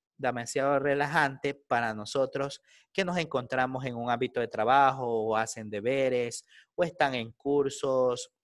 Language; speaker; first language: Spanish; native; Spanish